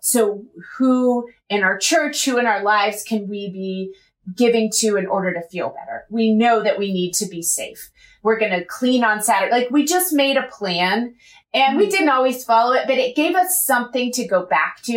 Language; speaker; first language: English; native; English